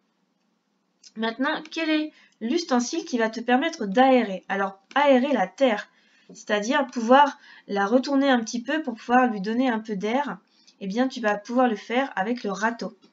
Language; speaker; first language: French; native; French